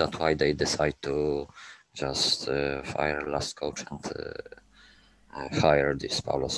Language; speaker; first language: English; non-native, learner; Polish